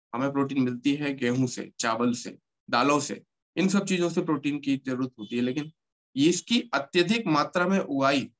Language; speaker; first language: Hindi; native; Hindi